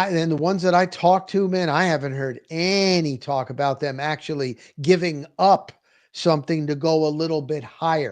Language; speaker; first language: English; native; English